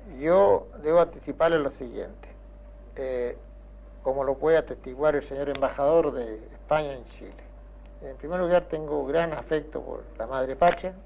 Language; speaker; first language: Spanish; native; Spanish